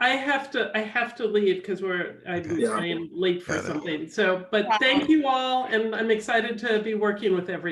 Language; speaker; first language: English; native; English